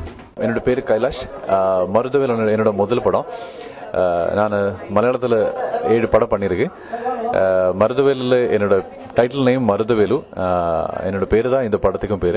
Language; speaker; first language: Tamil; non-native, learner; Malayalam